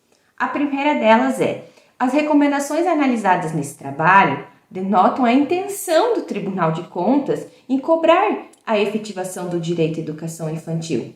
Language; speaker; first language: Portuguese; native; Portuguese